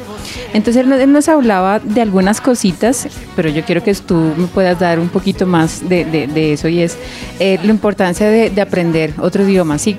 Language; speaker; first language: Spanish; native; Spanish